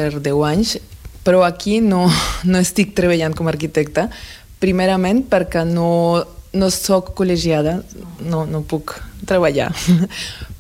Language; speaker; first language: Catalan; non-native, fluent; Spanish